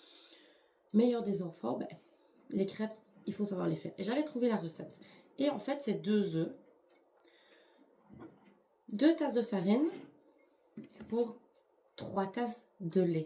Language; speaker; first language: French; native; French